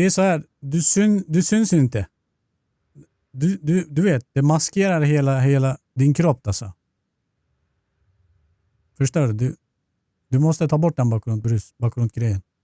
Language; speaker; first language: Swedish; non-native, fluent; Turkish